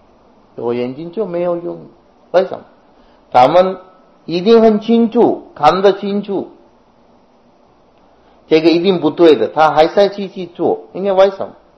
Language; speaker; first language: Chinese; non-native, fluent; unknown